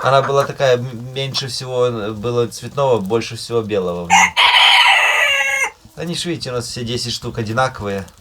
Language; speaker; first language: Russian; native; Russian